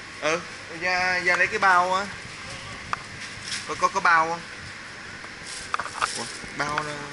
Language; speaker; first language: Vietnamese; native; Vietnamese